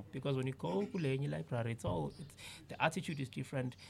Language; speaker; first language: English; non-native, local second language; Zulu